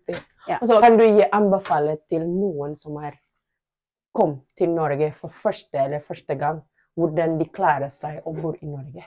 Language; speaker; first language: Norwegian; non-native, learner; Indonesian